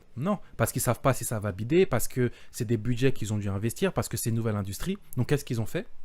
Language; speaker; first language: French; native; French